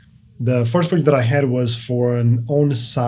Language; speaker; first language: English; non-native, fluent; Romanian